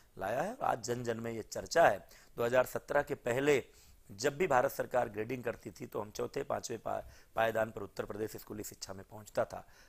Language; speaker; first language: Hindi; native; Hindi